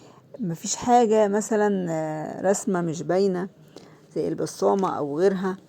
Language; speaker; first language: Arabic; native; Arabic